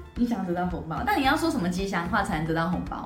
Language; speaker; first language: Chinese; native; Chinese